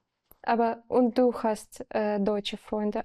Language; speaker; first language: German; non-native, learner; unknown